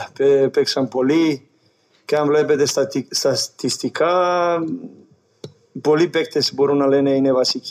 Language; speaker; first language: Greek; non-native, learner; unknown